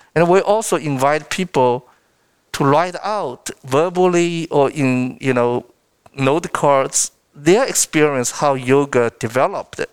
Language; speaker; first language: English; non-native, fluent; Chinese